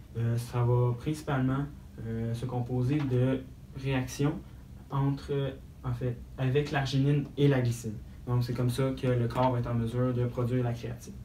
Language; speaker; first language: French; native; French